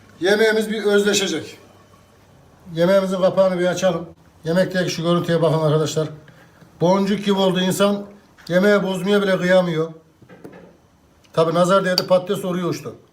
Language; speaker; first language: Turkish; native; Turkish